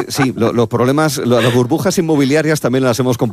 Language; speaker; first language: Spanish; native; Spanish